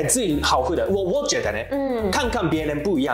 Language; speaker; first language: Chinese; non-native, learner; Japanese